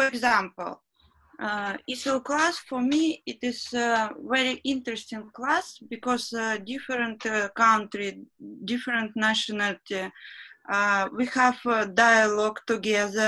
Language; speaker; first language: English; non-native, learner; Russian